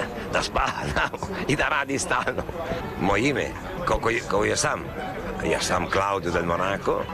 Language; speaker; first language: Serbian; non-native, learner; Italian